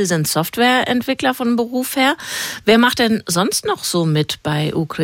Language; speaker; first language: German; native; German